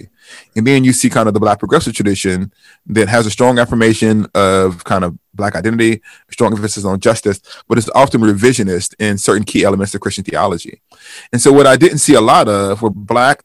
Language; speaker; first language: English; native; English